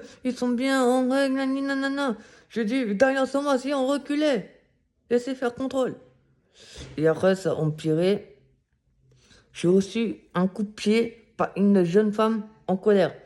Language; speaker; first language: French; non-native, fluent; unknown